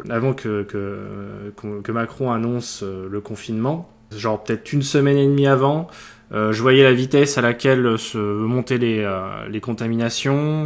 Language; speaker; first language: French; native; French